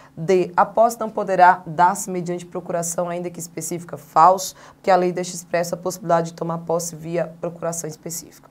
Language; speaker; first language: Portuguese; native; Portuguese